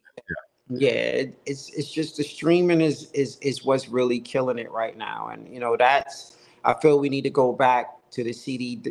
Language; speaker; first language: English; native; English